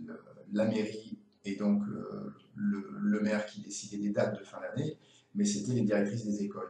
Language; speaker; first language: French; native; French